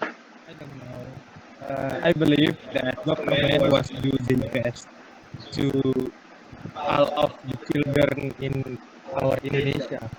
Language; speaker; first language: English; non-native, learner; Indonesian